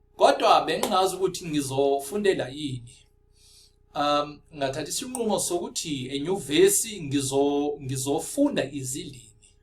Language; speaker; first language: Zulu; non-native, local second language; Afrikaans